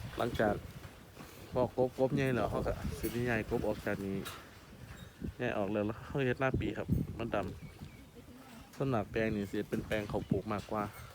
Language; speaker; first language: Thai; native; Thai